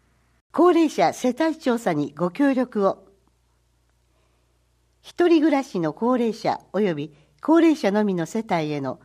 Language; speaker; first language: Japanese; native; Japanese